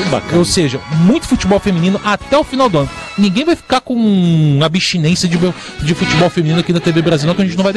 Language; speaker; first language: Portuguese; native; Portuguese